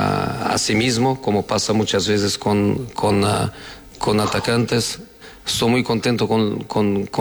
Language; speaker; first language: Spanish; non-native, fluent; Portuguese